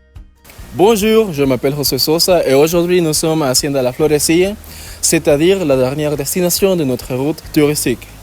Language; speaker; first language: French; non-native, learner; Spanish